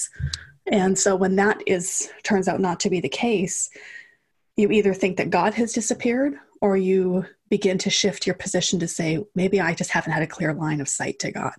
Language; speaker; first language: English; native; English